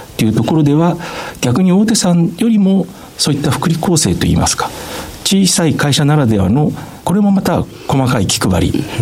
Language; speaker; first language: Japanese; native; Japanese